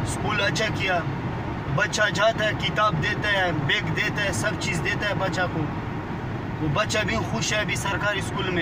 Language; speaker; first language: Hindi; non-native, local second language; Pashto